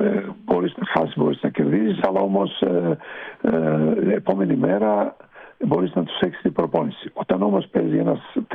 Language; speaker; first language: Greek; non-native, fluent; Serbian